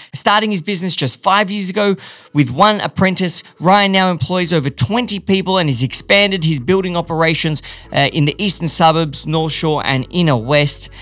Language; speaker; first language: English; native; English